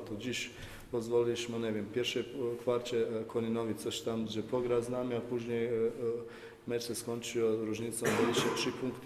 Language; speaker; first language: Polish; non-native, fluent; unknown